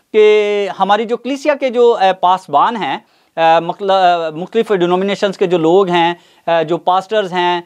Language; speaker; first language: Urdu; non-native, local second language; Punjabi